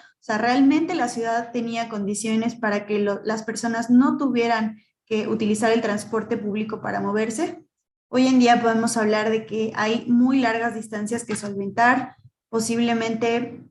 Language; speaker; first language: Spanish; native; Spanish